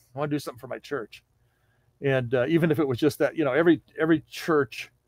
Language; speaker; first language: English; native; English